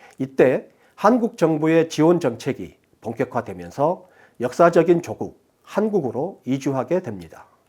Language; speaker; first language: Korean; native; Korean